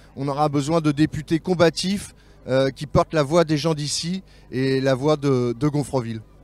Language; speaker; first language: French; native; French